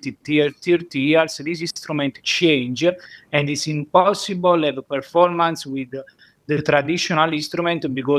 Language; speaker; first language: English; non-native, learner; Italian